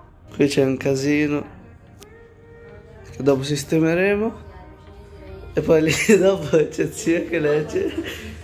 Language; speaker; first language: Italian; early bilingual, other home language; Filipino